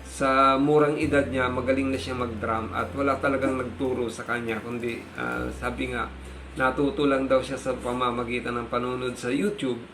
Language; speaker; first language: Filipino; native; Filipino